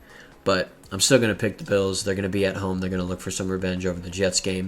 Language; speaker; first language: English; native; English